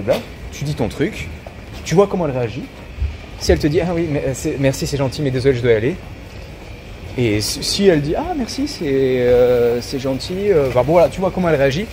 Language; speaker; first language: French; native; French